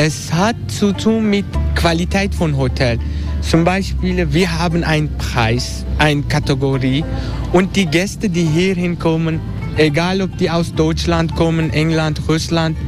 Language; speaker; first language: German; non-native, learner; Turkish